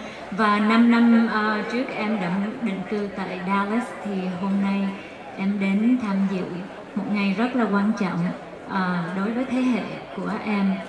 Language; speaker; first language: Vietnamese; early bilingual, heritage; Vietnamese